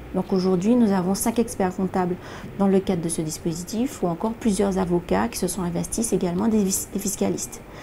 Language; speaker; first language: French; native; French